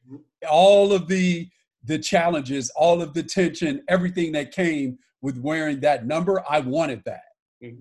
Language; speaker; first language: English; native; English